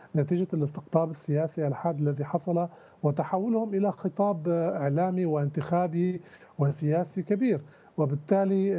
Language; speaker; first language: Arabic; native; Arabic